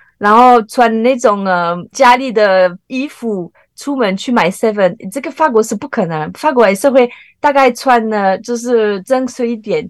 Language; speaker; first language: Chinese; non-native, fluent; French